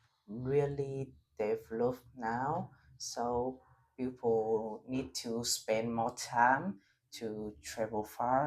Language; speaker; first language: English; non-native, learner; Vietnamese